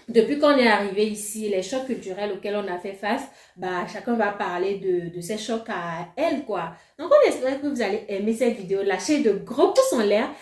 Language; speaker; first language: French; non-native, local second language; Ewe